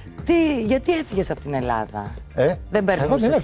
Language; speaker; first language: Greek; native; Greek